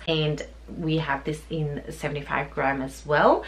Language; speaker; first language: English; native; English